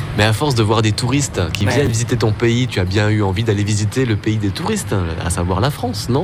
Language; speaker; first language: French; native; French